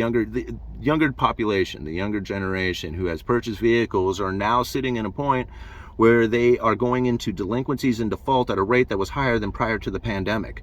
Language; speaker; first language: English; native; English